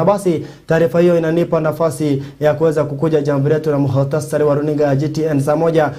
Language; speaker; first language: Swahili; non-native, local second language; Kikuyu